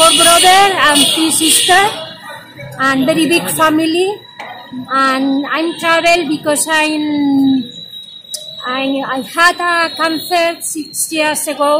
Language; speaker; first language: English; non-native, learner; Spanish